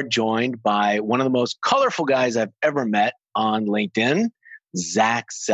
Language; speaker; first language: English; native; English